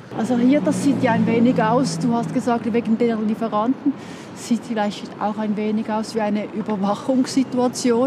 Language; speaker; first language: German; native; German